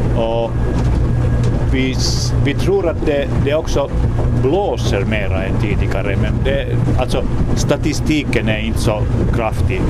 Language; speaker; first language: Swedish; non-native, local second language; Finnish